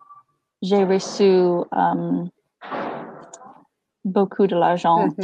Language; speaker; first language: French; non-native, learner; English